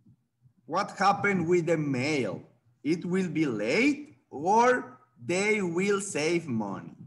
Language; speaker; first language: English; non-native, fluent; Spanish